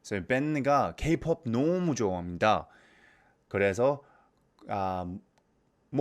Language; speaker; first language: Korean; non-native, learner; English